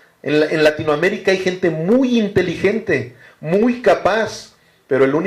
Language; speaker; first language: Spanish; native; Spanish